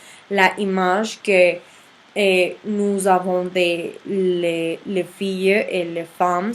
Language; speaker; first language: French; non-native, learner; Spanish